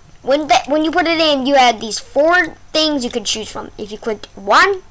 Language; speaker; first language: English; native; English